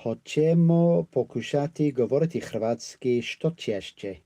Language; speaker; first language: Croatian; non-native, learner; English